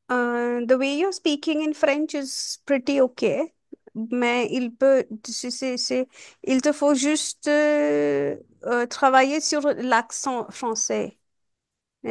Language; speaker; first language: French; non-native, fluent; Hindi